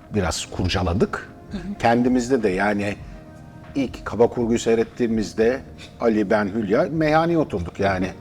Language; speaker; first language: Turkish; native; Turkish